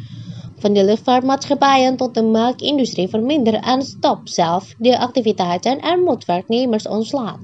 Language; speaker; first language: Dutch; non-native, fluent; Indonesian